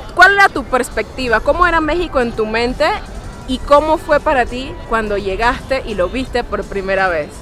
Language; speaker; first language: Spanish; native; Spanish